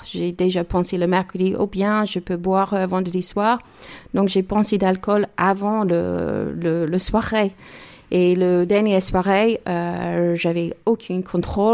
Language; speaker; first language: French; non-native, learner; English